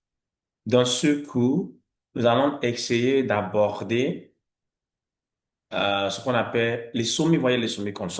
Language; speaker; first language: French; non-native, fluent; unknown